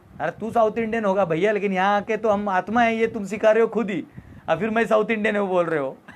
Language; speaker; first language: Hindi; non-native, local second language; Marathi